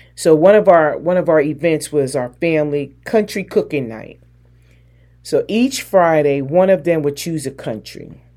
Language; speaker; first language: English; native; English